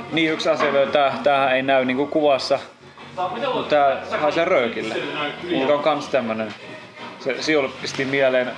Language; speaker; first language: Finnish; non-native, fluent; German